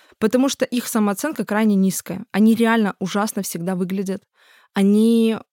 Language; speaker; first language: Russian; native; Russian